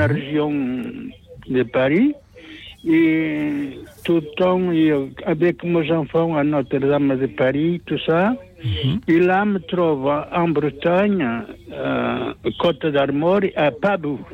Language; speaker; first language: French; non-native, learner; Portuguese